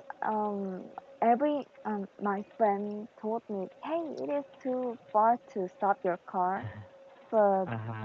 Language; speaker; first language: English; non-native, learner; Korean